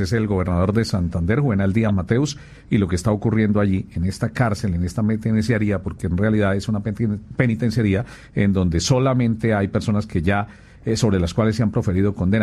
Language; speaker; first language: Spanish; native; Spanish